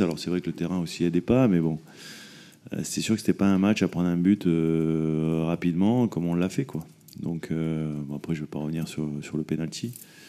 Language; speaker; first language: French; native; French